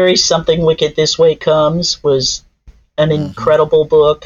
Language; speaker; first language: English; native; English